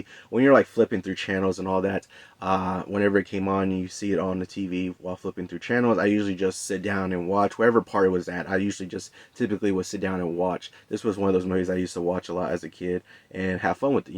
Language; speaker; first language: English; native; English